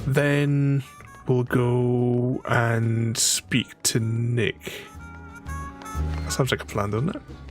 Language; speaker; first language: English; native; English